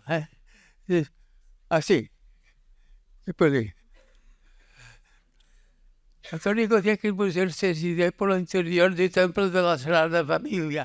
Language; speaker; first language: French; non-native, learner; Catalan